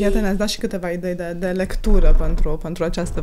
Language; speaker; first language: Romanian; native; Romanian